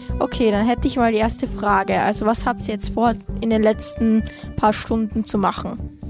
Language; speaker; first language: German; native; German